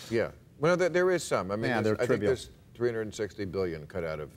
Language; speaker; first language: English; native; English